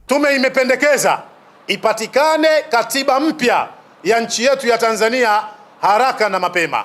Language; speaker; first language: Swahili; native; Swahili